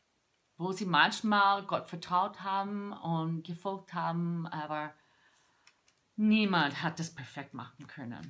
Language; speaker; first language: German; non-native, fluent; English